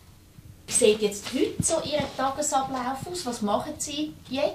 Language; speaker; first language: German; native; German